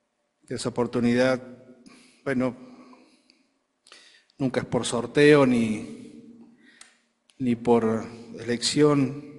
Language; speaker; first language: Spanish; native; Spanish